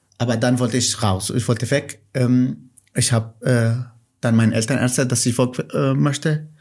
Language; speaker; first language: German; non-native, fluent; Kurdish